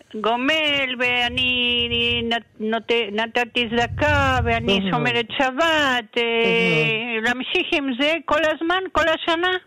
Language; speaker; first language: Hebrew; non-native, fluent; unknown